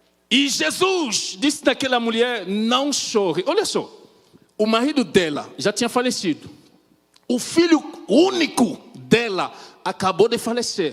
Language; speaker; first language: Portuguese; non-native, fluent; French